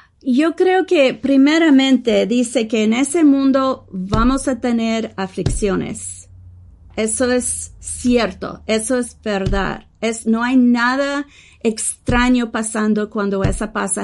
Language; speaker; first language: Spanish; early bilingual, heritage; English